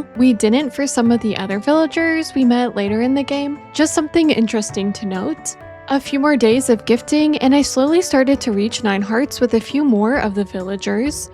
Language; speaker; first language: English; native; English